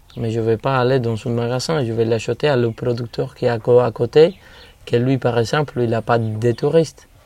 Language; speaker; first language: French; non-native, fluent; Spanish